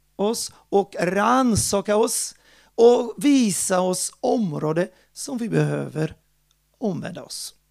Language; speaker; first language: Swedish; non-native, fluent; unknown